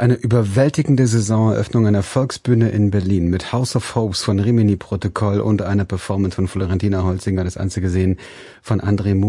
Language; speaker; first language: German; native; German